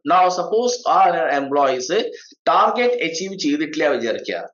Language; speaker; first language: English; non-native, local second language; Malayalam